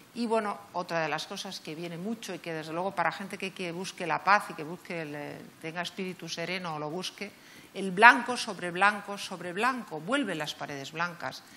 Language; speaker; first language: Spanish; native; Spanish